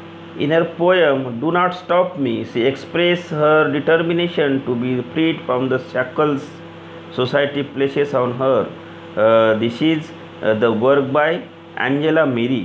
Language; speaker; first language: English; non-native, local second language; Marathi